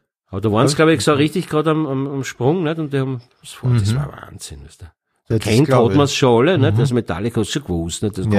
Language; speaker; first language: German; native; German